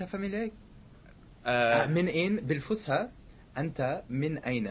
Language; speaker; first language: Arabic; non-native, fluent; English